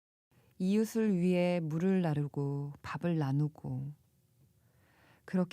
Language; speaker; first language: Korean; native; Korean